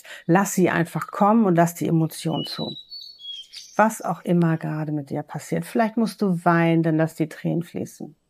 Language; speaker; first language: German; native; German